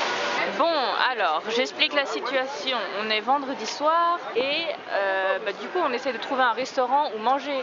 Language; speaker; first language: French; native; French